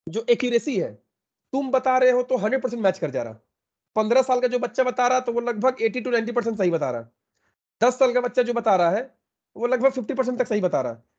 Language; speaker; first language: Hindi; native; Hindi